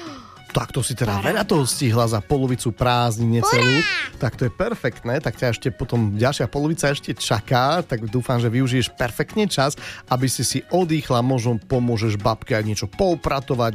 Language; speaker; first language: Slovak; native; Slovak